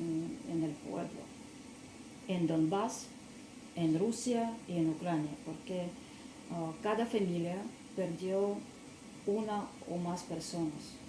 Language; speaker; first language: Spanish; non-native, learner; Russian